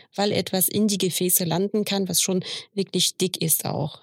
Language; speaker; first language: German; non-native, fluent; French